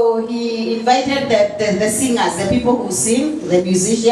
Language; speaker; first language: English; non-native, fluent; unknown